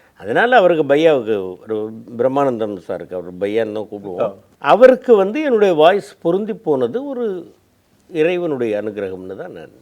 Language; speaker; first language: Tamil; native; Tamil